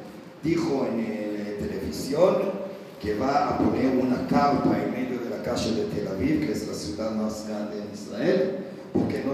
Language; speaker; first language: Spanish; non-native, learner; Hebrew